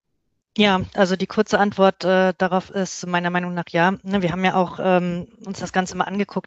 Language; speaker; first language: German; native; German